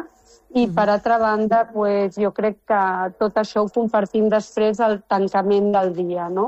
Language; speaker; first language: Catalan; non-native, local second language; Spanish